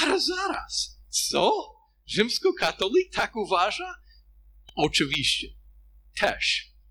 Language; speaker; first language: Polish; non-native, fluent; English